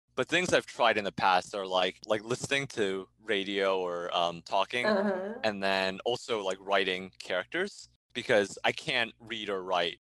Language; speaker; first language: English; early bilingual, other home language; Chinese